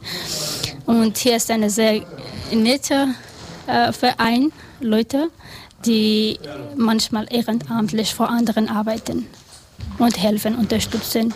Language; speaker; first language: German; non-native, learner; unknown